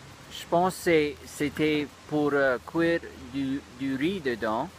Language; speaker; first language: French; early bilingual, heritage; French